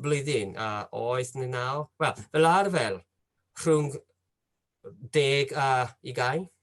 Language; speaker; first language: Welsh; non-native, fluent; Japanese